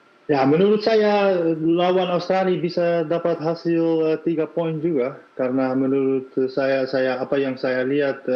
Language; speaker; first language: Indonesian; non-native, fluent; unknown